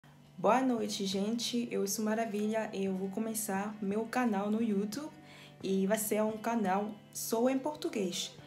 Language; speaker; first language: Portuguese; non-native, learner; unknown